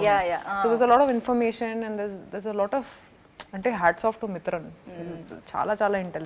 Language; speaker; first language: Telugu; non-native, local second language; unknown